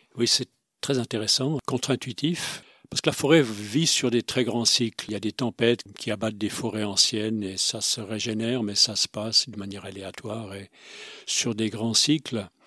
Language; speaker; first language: French; non-native, local second language; Swiss German